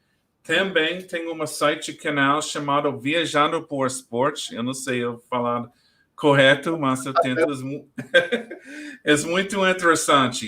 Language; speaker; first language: Portuguese; non-native, learner; English